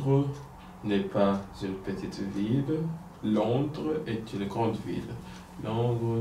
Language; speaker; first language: French; non-native, fluent; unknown